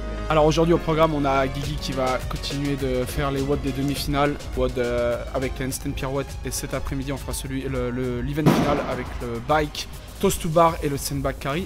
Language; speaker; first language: French; native; French